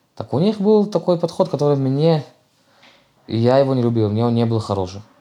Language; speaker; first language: Russian; early bilingual, heritage; Russian